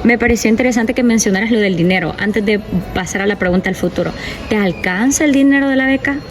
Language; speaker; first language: Spanish; native; Spanish